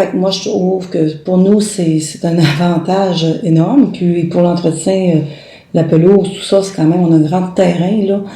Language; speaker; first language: French; native; French